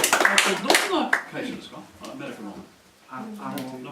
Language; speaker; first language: Japanese; non-native, learner; English